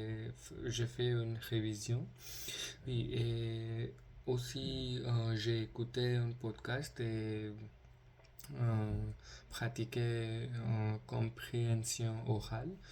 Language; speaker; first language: French; non-native, learner; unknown